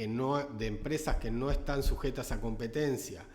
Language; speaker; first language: Spanish; native; Spanish